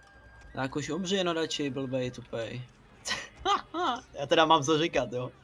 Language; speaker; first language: Czech; native; Czech